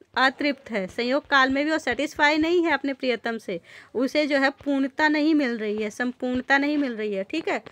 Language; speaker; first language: Hindi; native; Hindi